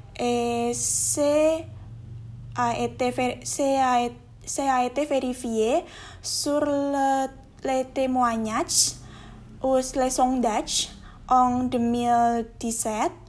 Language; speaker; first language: French; non-native, learner; Indonesian